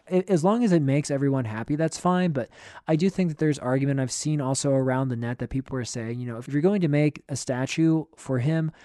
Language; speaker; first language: English; native; English